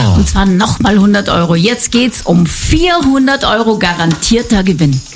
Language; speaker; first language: German; native; German